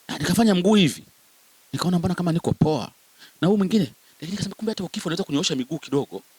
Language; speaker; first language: Swahili; native; Swahili